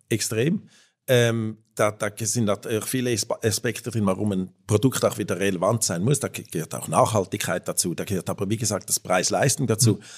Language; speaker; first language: German; native; German